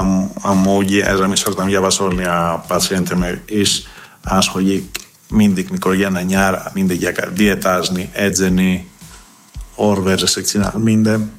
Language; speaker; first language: Hungarian; non-native, learner; Greek